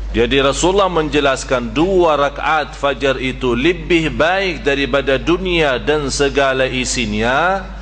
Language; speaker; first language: Malay; non-native, fluent; Arabic